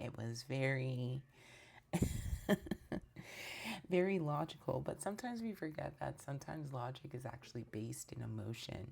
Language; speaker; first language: English; native; English